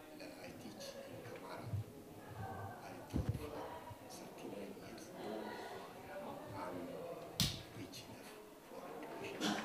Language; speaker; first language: English; non-native, learner; Amharic